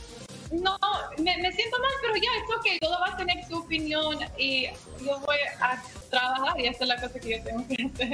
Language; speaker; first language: Spanish; early bilingual, heritage; English